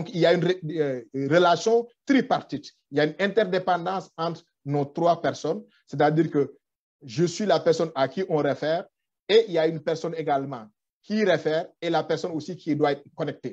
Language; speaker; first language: French; non-native, local second language; Wolof